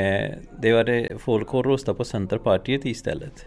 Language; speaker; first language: Swedish; non-native, learner; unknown